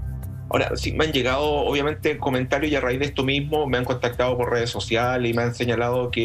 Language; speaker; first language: Spanish; native; Spanish